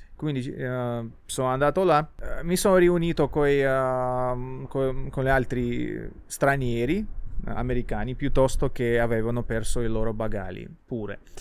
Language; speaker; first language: Italian; non-native, fluent; Russian